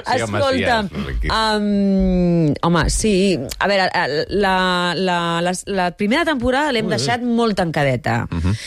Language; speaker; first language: Catalan; non-native, local second language; Spanish